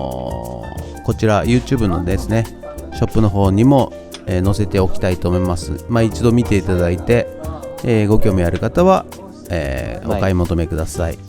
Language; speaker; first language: Japanese; native; Japanese